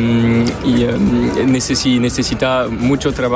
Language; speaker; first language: Spanish; non-native, learner; French